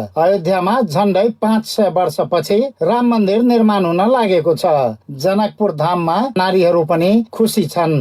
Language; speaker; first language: Nepali; non-native, local second language; Maithili